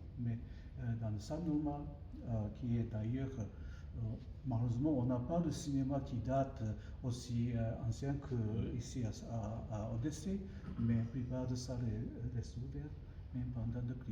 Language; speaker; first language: French; non-native, learner; Japanese